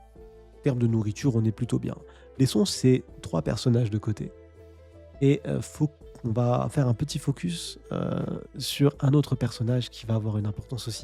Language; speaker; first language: French; native; French